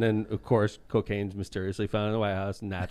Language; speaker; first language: English; native; English